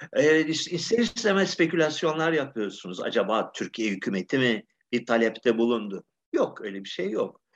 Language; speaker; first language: Turkish; native; Turkish